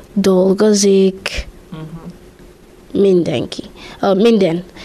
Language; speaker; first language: Hungarian; non-native, learner; English